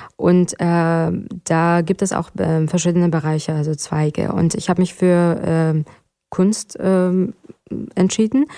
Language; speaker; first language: German; non-native, fluent; Persian